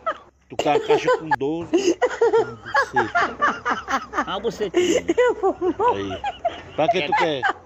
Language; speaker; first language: Portuguese; native; Portuguese